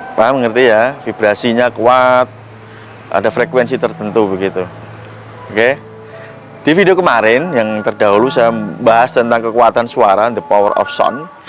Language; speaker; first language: Indonesian; non-native, local second language; Javanese